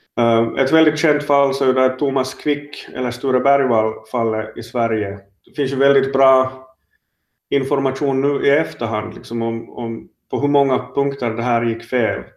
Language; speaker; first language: Swedish; native; Swedish